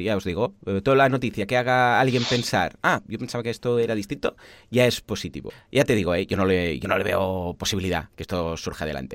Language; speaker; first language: Spanish; native; Spanish